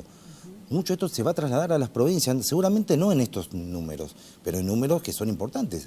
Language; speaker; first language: Spanish; native; Spanish